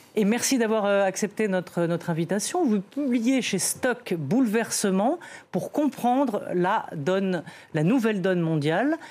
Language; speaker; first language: French; native; French